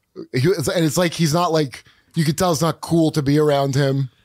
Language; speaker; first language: English; native; English